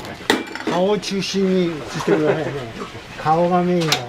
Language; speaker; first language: Japanese; native; Japanese